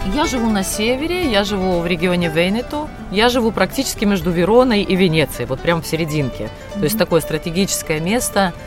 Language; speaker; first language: Russian; native; Russian